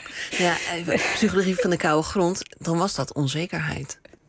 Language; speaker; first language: Dutch; native; Dutch